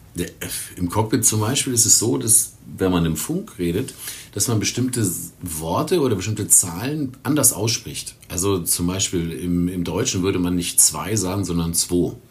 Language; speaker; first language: German; native; German